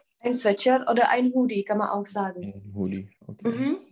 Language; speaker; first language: German; non-native, fluent; Czech